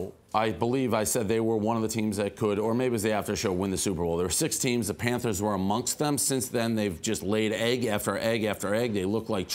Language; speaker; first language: English; native; English